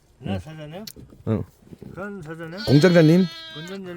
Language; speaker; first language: Korean; non-native, learner; Mongolian